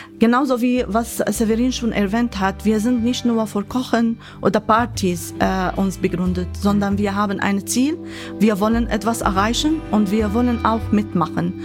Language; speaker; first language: German; non-native, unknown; Arabic